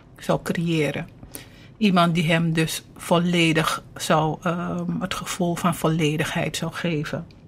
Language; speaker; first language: Dutch; native; Dutch